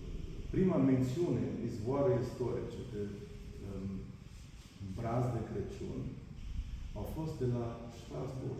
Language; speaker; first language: Romanian; non-native, fluent; German